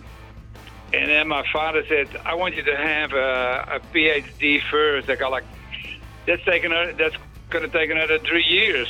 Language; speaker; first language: English; non-native, fluent; Dutch